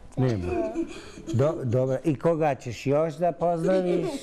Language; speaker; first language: Bosnian; native; Bosnian